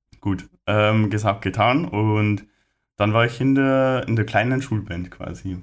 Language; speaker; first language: German; native; German